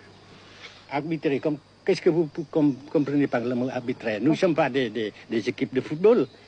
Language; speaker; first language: French; non-native, fluent; Vietnamese